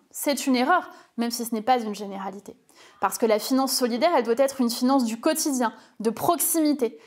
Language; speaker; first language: French; native; French